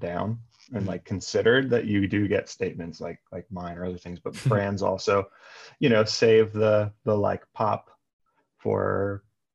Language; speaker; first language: English; native; English